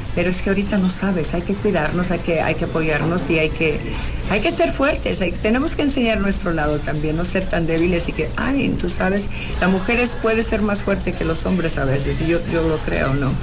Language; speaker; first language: Spanish; early bilingual, heritage; Spanish